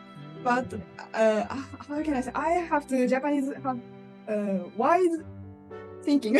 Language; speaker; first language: English; non-native, learner; Japanese